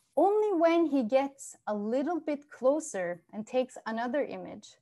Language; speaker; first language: English; non-native, fluent; Turkish